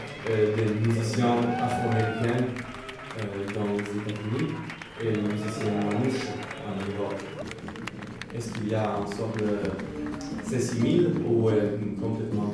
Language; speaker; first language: French; non-native, fluent; Italian